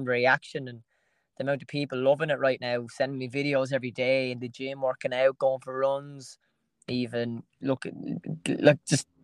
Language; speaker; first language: English; native; English